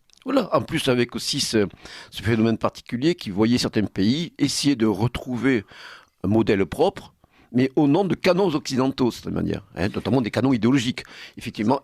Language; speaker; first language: French; native; French